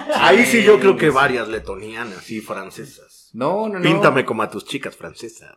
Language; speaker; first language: Spanish; native; Spanish